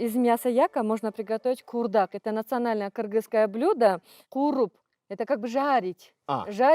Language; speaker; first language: Russian; non-native, local second language; Kyrgyz